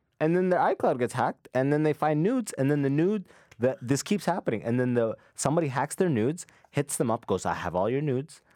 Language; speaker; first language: English; early bilingual, other home language; Arabic